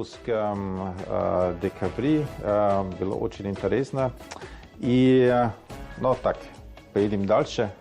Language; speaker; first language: Russian; non-native, fluent; German